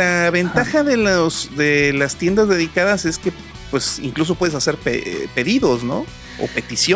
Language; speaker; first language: Spanish; native; Spanish